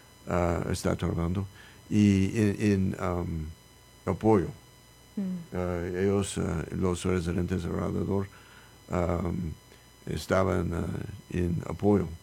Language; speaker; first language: Spanish; non-native, learner; English